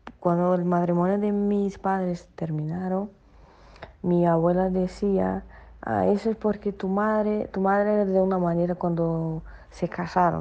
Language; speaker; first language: Spanish; non-native, fluent; Portuguese